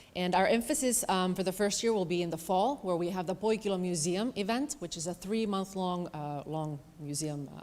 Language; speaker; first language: English; non-native, fluent; Finnish